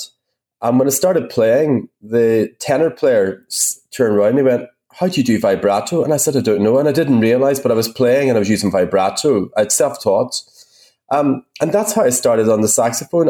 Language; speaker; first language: English; native; English